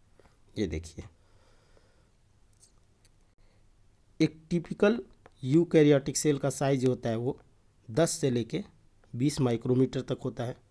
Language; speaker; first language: Hindi; native; Hindi